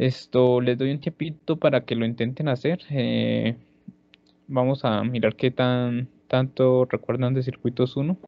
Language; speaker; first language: Spanish; native; Spanish